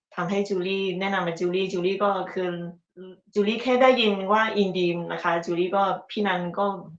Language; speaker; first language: Thai; early bilingual, other home language; Chinese